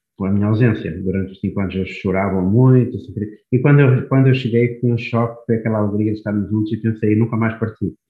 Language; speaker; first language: Portuguese; native; Portuguese